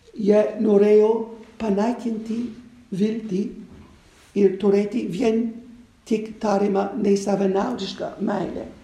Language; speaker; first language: Lithuanian; non-native, fluent; English